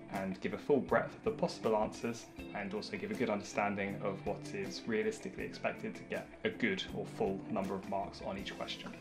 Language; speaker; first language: English; native; English